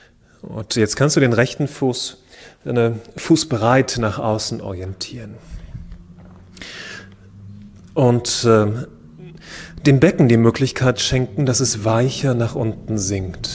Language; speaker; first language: German; native; German